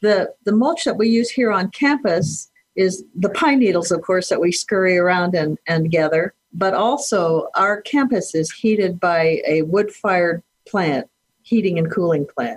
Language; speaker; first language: English; native; English